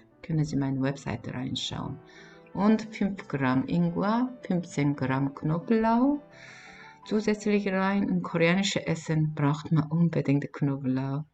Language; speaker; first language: German; non-native, fluent; Korean